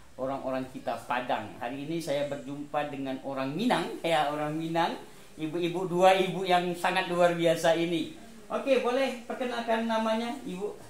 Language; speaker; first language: Indonesian; non-native, local second language; Achinese